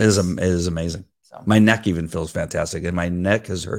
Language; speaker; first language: English; native; English